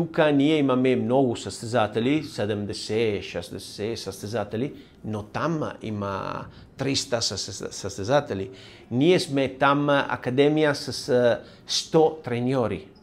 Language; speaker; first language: Bulgarian; non-native, learner; Italian